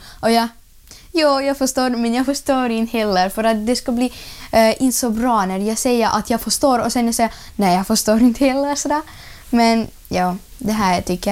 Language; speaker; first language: Swedish; non-native, learner; Russian